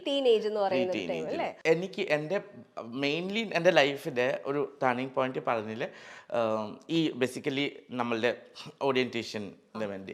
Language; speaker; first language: Malayalam; non-native, local second language; Assamese